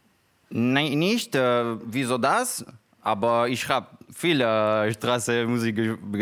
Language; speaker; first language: German; non-native, learner; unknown